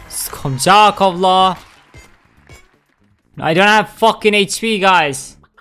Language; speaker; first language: English; non-native, learner; Albanian